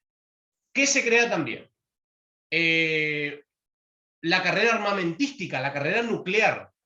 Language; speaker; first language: Spanish; native; Spanish